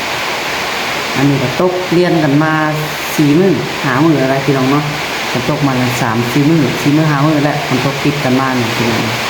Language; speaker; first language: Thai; non-native, local second language; Lao